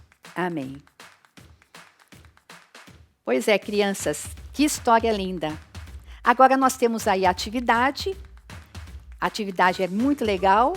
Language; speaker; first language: Portuguese; native; Portuguese